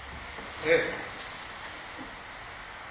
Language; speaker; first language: Japanese; non-native, fluent; English